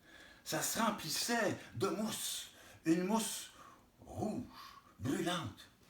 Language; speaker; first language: French; native; French